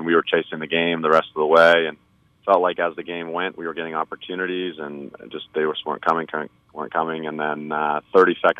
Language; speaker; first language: English; native; English